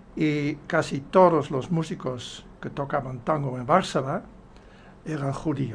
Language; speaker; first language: Spanish; non-native, fluent; Dutch